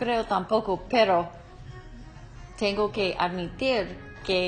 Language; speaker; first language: Spanish; non-native, learner; English